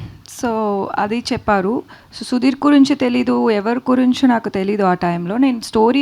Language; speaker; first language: Telugu; non-native, local second language; Tamil